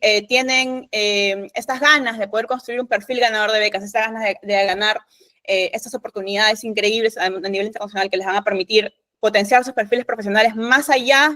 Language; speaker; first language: Spanish; native; Spanish